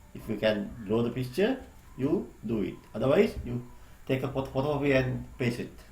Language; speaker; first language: English; non-native, local second language; Sinhala